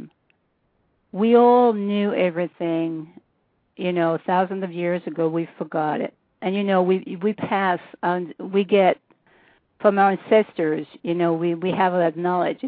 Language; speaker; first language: English; non-native, fluent; French